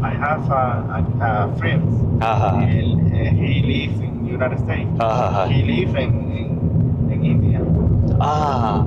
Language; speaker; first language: English; non-native, learner; Spanish